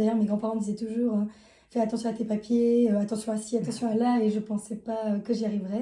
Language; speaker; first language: French; native; French